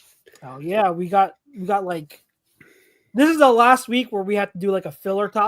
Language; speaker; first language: English; native; English